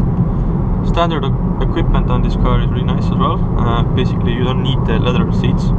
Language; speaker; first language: English; non-native, fluent; Estonian